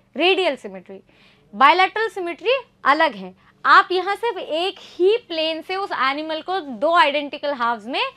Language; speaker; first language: Hindi; native; Hindi